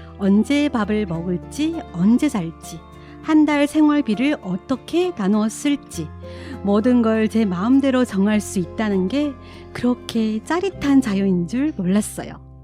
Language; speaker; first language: Korean; non-native, fluent; Chinese